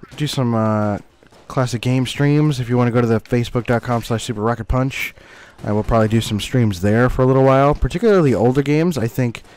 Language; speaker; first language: English; native; English